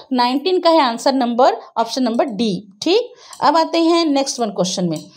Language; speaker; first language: Hindi; native; Hindi